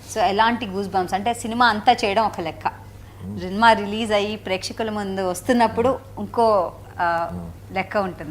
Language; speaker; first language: Telugu; native; Telugu